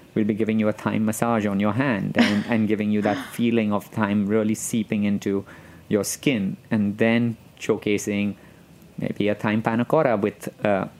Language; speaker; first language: English; non-native, local second language; Gujarati